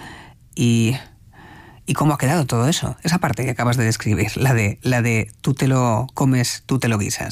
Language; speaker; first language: Spanish; native; Spanish